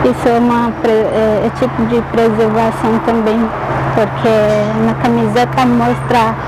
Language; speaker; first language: Portuguese; non-native, local second language; Guarani